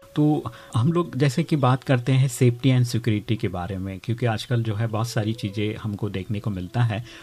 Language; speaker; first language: Hindi; native; Hindi